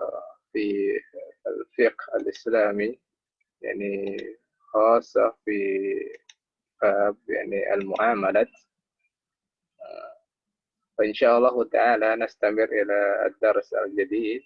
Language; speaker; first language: Arabic; non-native, fluent; Indonesian